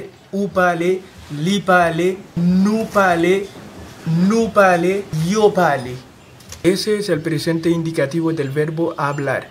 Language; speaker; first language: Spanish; non-native, fluent; Haitian Creole